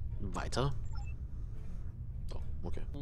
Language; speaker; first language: German; native; German